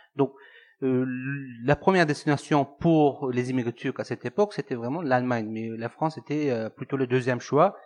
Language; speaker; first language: French; non-native, fluent; Turkish